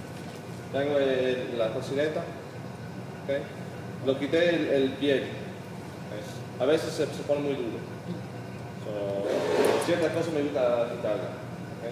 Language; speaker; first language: Spanish; early bilingual, heritage; Spanish